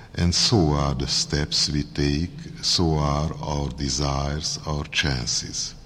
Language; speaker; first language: English; non-native, fluent; Hungarian